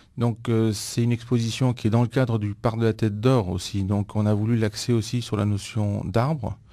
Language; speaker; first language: French; non-native, fluent; Greek